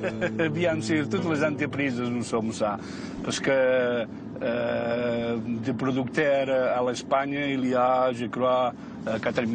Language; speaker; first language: French; non-native, fluent; Spanish